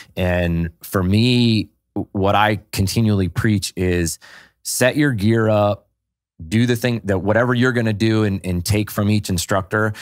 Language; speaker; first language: English; native; English